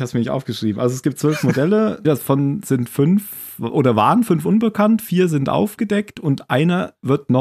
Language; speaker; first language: German; native; German